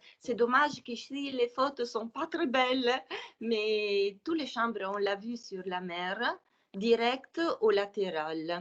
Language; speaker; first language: French; non-native, fluent; Italian